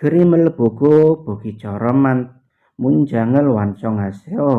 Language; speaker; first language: Korean; non-native, learner; Indonesian